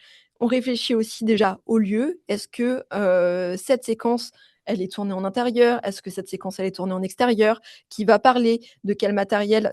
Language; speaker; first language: French; native; French